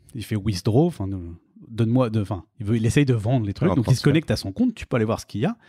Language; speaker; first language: French; native; French